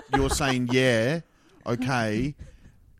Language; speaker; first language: English; native; English